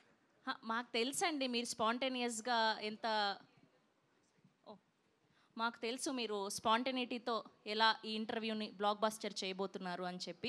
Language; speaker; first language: Telugu; native; Telugu